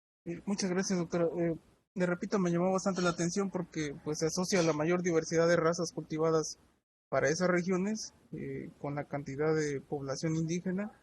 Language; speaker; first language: Spanish; native; Spanish